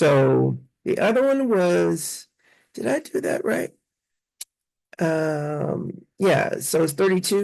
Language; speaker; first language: English; native; English